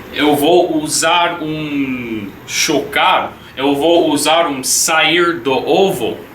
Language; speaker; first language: Portuguese; non-native, learner; English